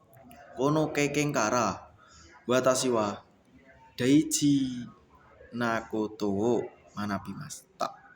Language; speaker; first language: Japanese; non-native, learner; Indonesian